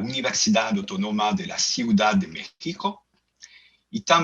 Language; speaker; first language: Spanish; non-native, learner; French